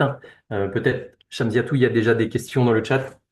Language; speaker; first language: French; native; French